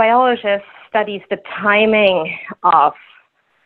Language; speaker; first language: English; non-native, fluent; Luxembourgish